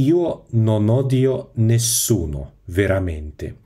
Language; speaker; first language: Italian; non-native, fluent; Russian